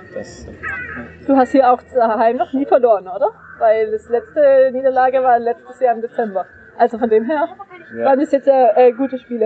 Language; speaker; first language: German; native; German